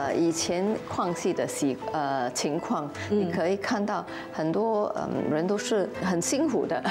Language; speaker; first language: Chinese; non-native, local second language; English